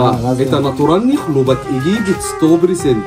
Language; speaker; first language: Russian; non-native, learner; Arabic